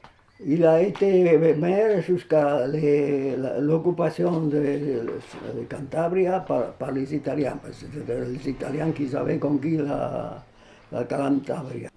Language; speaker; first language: French; non-native, fluent; Spanish